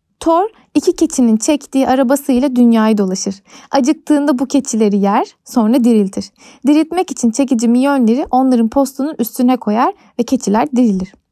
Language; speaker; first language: Turkish; native; Turkish